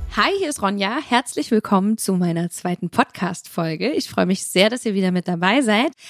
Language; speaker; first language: German; early bilingual, other home language; Arabic